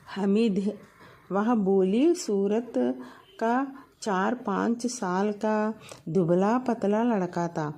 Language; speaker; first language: Hindi; non-native, local second language; Telugu